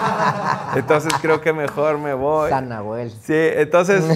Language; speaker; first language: Spanish; native; Spanish